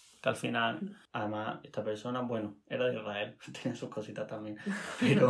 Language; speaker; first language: Spanish; native; Spanish